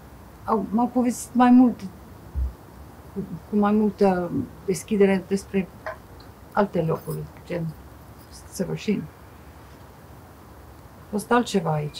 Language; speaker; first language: Romanian; non-native, fluent; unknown